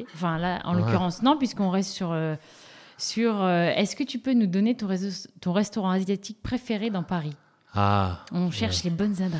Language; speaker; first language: French; native; French